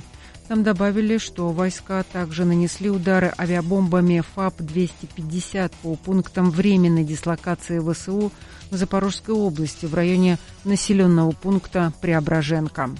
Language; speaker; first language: Russian; native; Russian